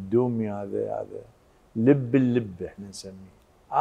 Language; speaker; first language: Arabic; native; Arabic